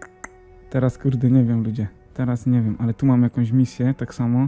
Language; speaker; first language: Polish; native; Polish